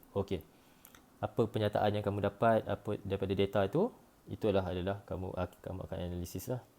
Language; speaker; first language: Malay; native; Malay